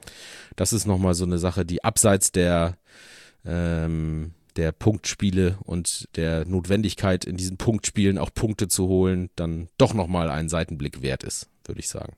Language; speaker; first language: German; native; German